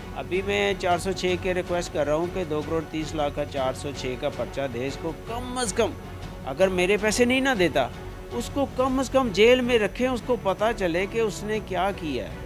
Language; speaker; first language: Urdu; native; Urdu